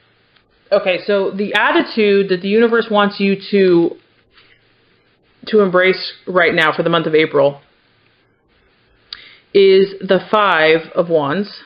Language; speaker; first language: English; native; English